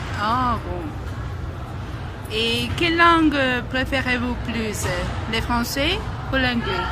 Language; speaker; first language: French; non-native, fluent; Spanish